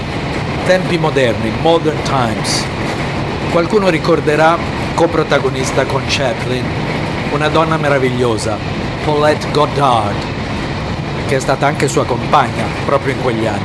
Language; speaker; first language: Italian; native; Italian